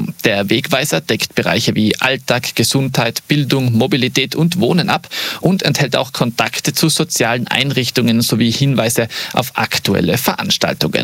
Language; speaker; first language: German; native; German